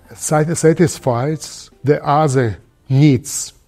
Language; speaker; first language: English; non-native, fluent; Russian